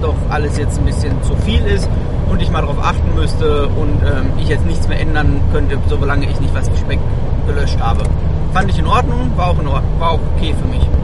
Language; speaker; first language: German; native; German